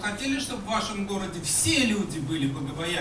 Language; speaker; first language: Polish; non-native, learner; Russian